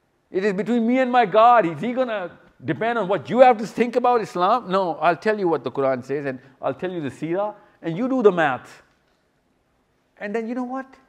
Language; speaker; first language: English; non-native, local second language; Urdu